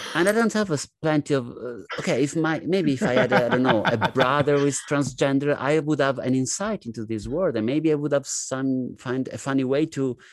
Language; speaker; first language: English; non-native, fluent; Italian